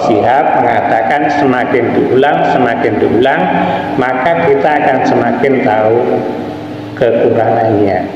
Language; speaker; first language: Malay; non-native, local second language; Javanese